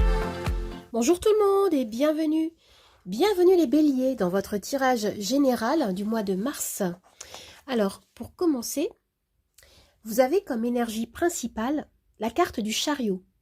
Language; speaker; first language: French; native; French